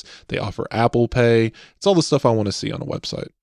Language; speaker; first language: English; native; English